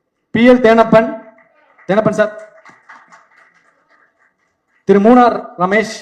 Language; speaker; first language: Tamil; native; Tamil